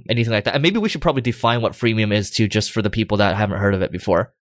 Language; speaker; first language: English; native; English